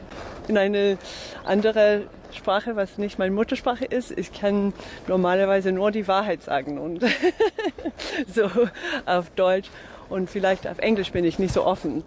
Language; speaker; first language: German; non-native, fluent; English